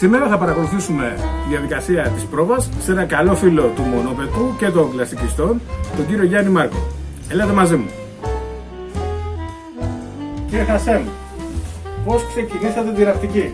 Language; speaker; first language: Greek; native; Greek